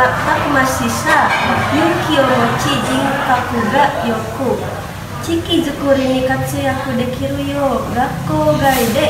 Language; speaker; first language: Japanese; non-native, learner; Indonesian